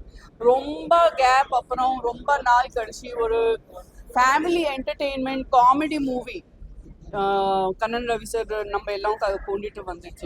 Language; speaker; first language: Tamil; non-native, fluent; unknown